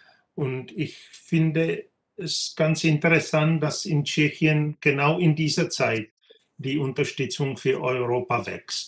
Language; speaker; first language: German; non-native, fluent; Czech